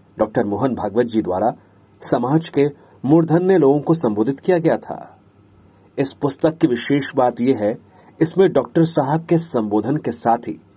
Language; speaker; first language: Hindi; native; Hindi